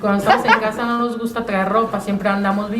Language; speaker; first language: Spanish; native; Spanish